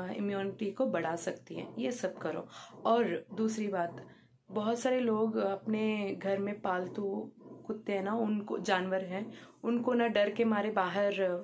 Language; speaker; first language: Hindi; non-native, local second language; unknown